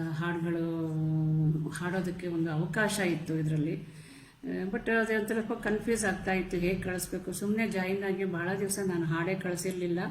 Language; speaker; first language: Kannada; native; Kannada